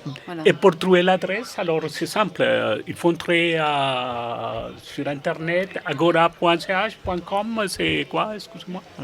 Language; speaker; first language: French; non-native, fluent; Spanish